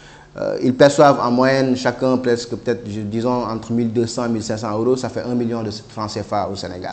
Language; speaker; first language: French; non-native, local second language; Wolof